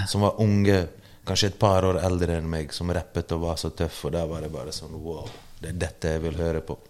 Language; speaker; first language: Norwegian; early bilingual, other home language; Bosnian